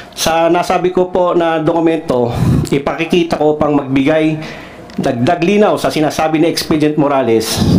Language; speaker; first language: Filipino; non-native, local second language; Cebuano